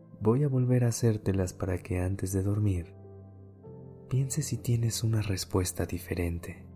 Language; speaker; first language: Spanish; native; Spanish